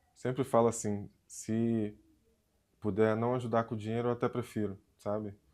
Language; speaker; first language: Portuguese; native; Portuguese